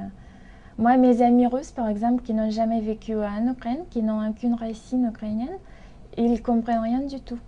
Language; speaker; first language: French; non-native, fluent; Russian